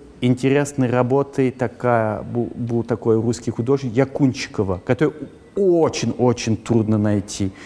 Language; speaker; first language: Russian; early bilingual, heritage; Russian